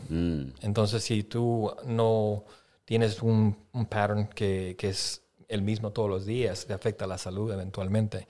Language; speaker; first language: Spanish; early bilingual, heritage; Spanish